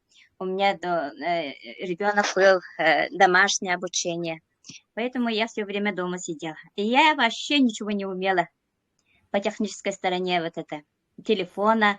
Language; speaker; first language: Russian; non-native, local second language; Yakut